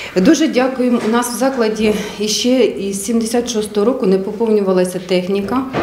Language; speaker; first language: Ukrainian; native; Ukrainian